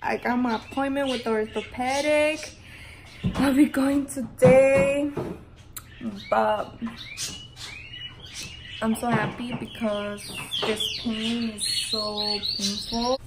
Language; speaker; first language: English; early bilingual, other home language; Spanish